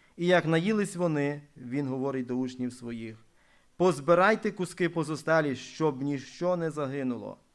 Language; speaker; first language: Ukrainian; non-native, local second language; Russian